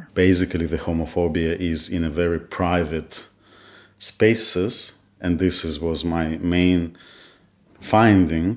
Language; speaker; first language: English; non-native, fluent; Kazakh